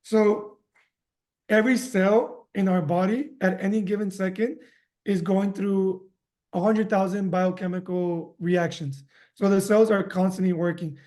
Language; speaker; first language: English; early bilingual, other home language; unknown